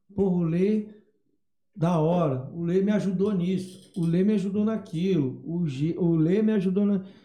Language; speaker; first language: Portuguese; native; Portuguese